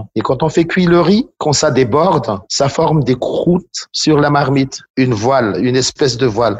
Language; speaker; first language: French; non-native, local second language; Malagasy